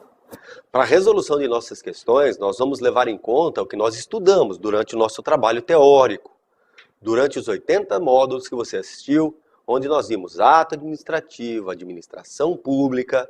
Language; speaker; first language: Portuguese; native; Portuguese